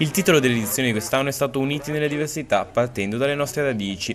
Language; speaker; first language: Italian; native; Italian